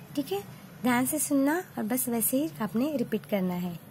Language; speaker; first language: Hindi; non-native, local second language; Marathi